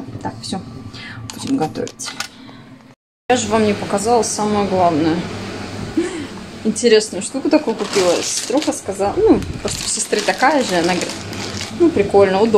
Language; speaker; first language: Russian; native; Russian